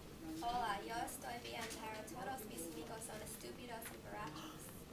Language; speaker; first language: Spanish; non-native, learner; English